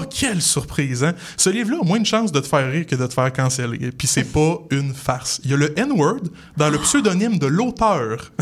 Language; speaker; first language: French; native; French